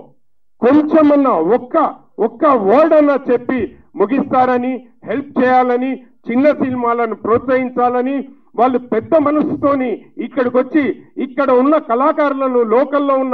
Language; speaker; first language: Telugu; native; Telugu